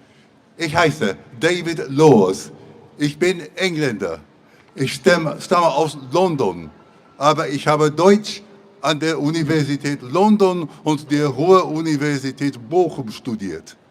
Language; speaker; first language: German; non-native, fluent; English